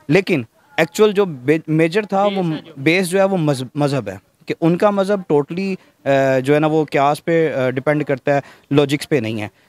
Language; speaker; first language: Urdu; native; Urdu